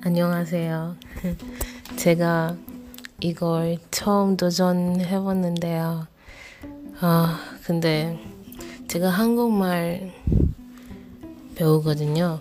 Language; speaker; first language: Korean; non-native, fluent; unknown